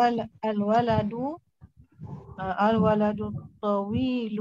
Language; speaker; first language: Arabic; non-native, learner; Malay